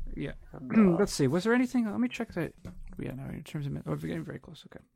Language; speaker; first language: English; early bilingual, other home language; Italian